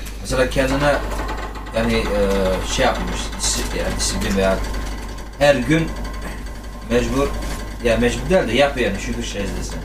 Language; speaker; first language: Turkish; early bilingual, heritage; Turkish